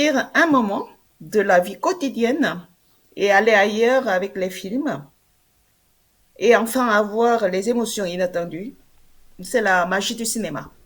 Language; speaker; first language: French; non-native, fluent; Korean